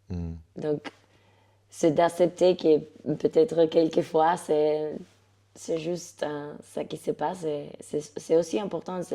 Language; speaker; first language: French; non-native, fluent; Spanish